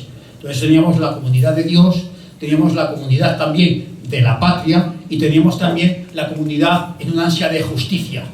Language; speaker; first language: Spanish; native; Spanish